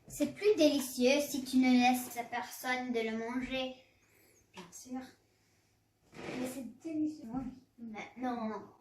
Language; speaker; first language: French; non-native, learner; English